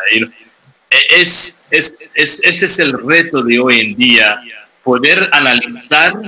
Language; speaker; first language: Spanish; native; Spanish